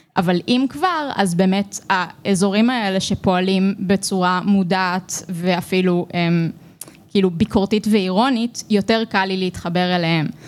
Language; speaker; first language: Hebrew; native; Hebrew